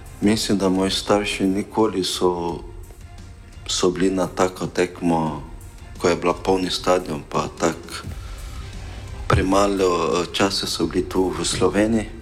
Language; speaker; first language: Slovenian; non-native, learner; Portuguese